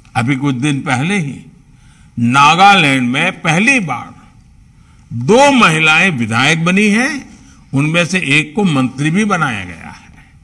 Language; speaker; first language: Hindi; non-native, local second language; Gujarati